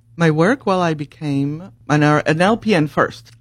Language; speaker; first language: English; early bilingual, other home language; Spanish